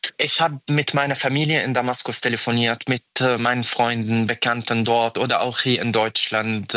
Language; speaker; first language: German; non-native, fluent; Arabic